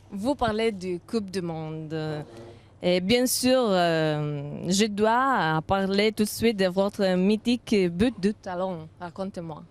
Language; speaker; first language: French; non-native, learner; Italian